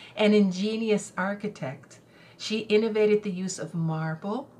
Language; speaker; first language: English; non-native, local second language; Spanish